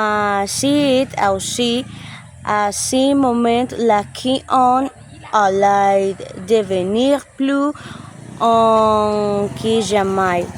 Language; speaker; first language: French; non-native, learner; Spanish